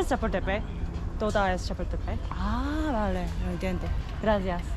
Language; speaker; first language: Spanish; non-native, learner; Korean